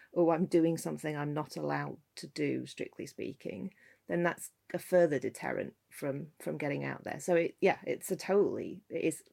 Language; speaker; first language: English; native; English